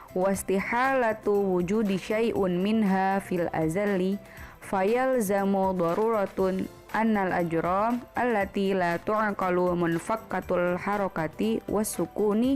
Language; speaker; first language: Arabic; non-native, learner; Indonesian